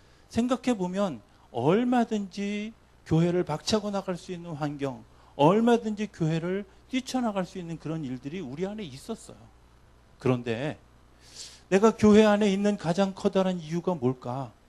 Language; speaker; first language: Korean; native; Korean